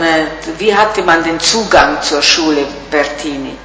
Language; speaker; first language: German; non-native, fluent; Italian